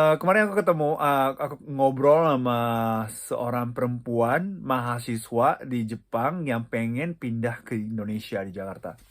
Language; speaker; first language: Indonesian; non-native, fluent; Japanese